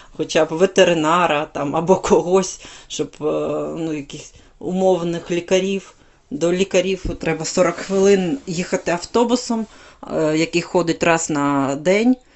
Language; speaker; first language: Ukrainian; native; Ukrainian